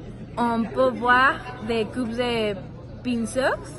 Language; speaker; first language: French; non-native, learner; Spanish